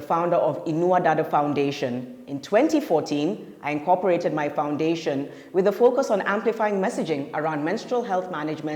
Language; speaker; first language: English; non-native, local second language; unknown